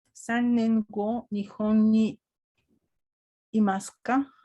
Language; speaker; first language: Japanese; non-native, learner; Spanish